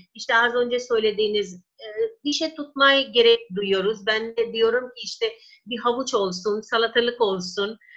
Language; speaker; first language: Turkish; non-native, fluent; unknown